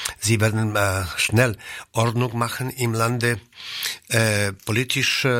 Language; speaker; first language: German; non-native, fluent; Croatian